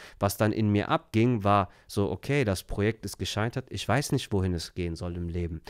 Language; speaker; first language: German; early bilingual, other home language; Turkish